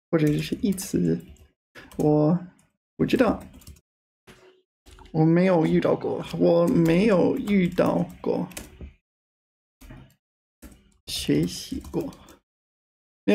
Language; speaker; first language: Chinese; non-native, learner; English